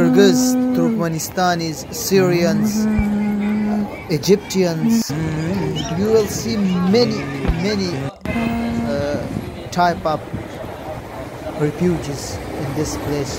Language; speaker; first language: English; non-native, fluent; Pashto